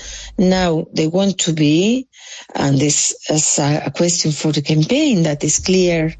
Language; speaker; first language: English; non-native, local second language; Spanish